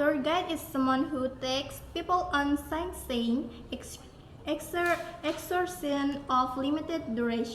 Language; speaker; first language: English; non-native, learner; Indonesian